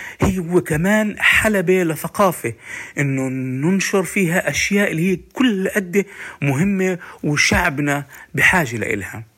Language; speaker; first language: Arabic; native; Arabic